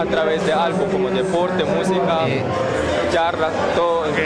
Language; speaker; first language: Spanish; non-native, learner; Japanese